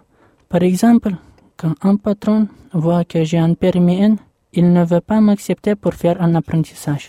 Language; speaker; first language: French; non-native, fluent; Russian